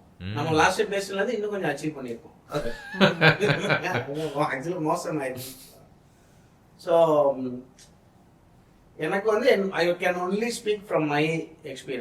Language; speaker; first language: Tamil; native; Tamil